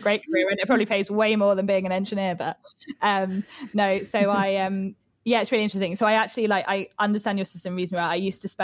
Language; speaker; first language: English; native; English